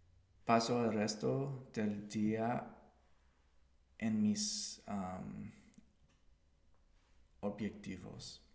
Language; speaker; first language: Spanish; non-native, learner; English